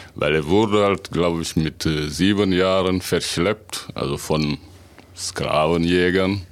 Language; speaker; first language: German; non-native, fluent; Wolof